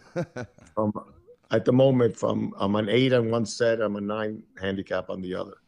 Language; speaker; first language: English; early bilingual, other home language; Spanish